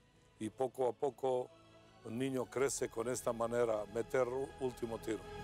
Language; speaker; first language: Spanish; non-native, fluent; Serbian